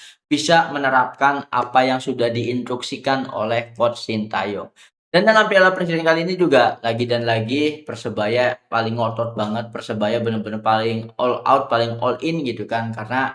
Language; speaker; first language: Indonesian; native; Indonesian